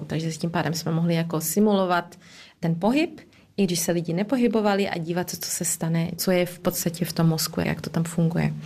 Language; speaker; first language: Czech; early bilingual, heritage; Czech